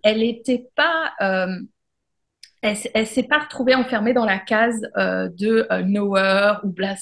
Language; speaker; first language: French; native; French